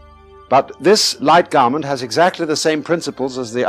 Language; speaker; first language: English; native; English